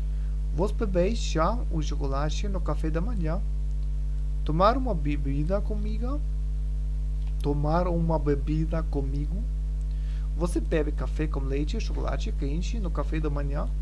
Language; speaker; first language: Portuguese; non-native, learner; German